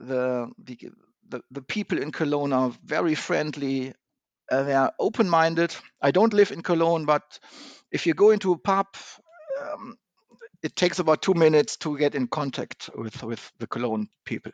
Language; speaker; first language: English; non-native, fluent; German